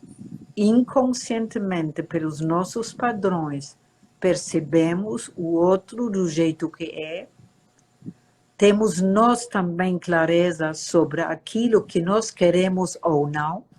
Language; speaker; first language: Portuguese; non-native, fluent; German